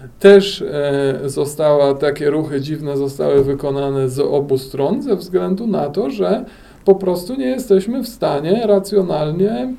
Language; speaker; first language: Polish; native; Polish